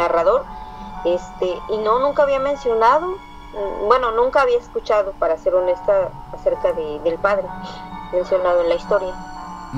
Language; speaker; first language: Spanish; native; Spanish